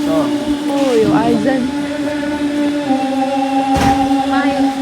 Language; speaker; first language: Chinese; non-native, learner; Indonesian